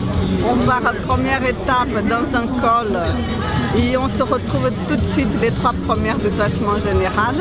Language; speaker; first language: French; non-native, fluent; Portuguese